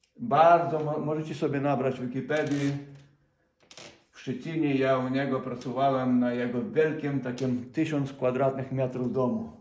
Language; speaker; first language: Polish; non-native, fluent; Ukrainian